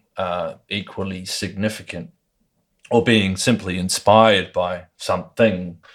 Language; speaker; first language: English; native; English